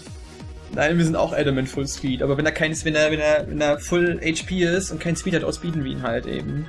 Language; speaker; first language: German; native; German